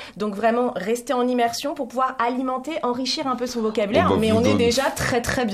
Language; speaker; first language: French; native; French